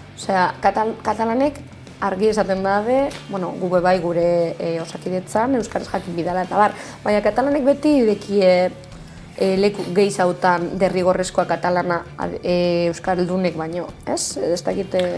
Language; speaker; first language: Basque; native; Basque